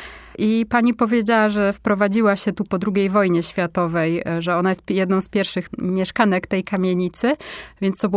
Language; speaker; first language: Polish; native; Polish